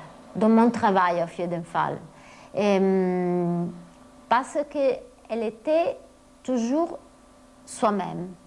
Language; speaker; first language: French; non-native, fluent; Italian